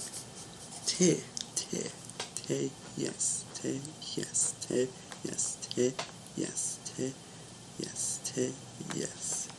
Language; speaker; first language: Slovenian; non-native, learner; English